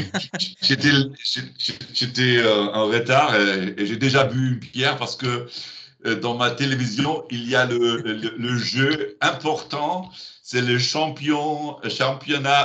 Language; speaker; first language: French; non-native, learner; German